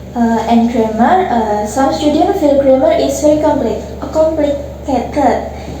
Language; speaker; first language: English; non-native, learner; Indonesian